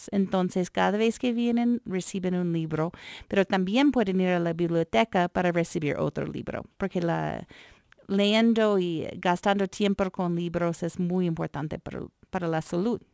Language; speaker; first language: Spanish; non-native, fluent; English